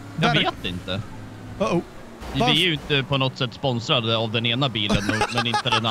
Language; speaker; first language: Swedish; native; Swedish